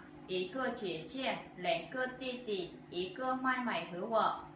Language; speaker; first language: Chinese; non-native, learner; Vietnamese